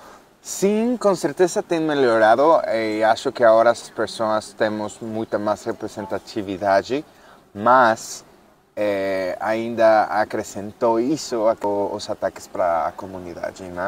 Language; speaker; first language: Portuguese; non-native, fluent; Spanish